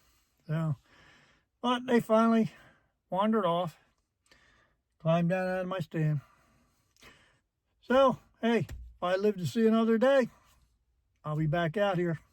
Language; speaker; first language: English; native; English